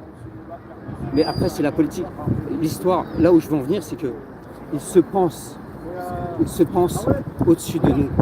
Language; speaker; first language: French; native; French